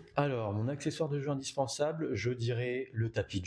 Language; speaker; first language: French; native; French